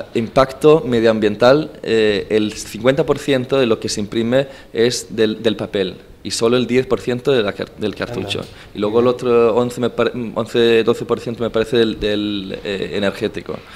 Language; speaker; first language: Spanish; non-native, fluent; Swedish